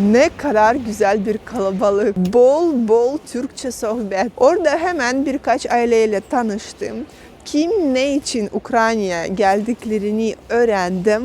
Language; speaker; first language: Turkish; non-native, fluent; Russian